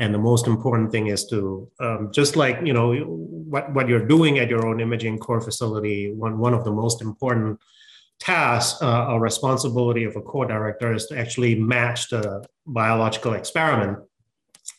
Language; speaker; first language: English; non-native, local second language; Min Nan Chinese